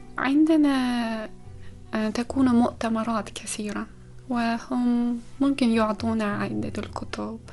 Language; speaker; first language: Arabic; non-native, fluent; Uzbek